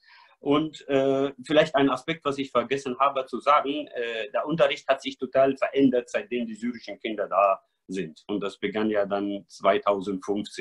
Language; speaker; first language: German; non-native, fluent; Arabic